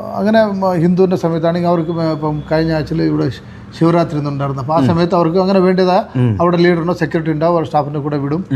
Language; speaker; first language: Malayalam; early bilingual, heritage; Malayalam